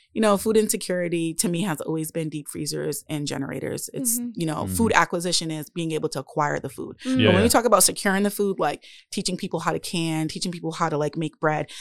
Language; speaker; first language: English; native; English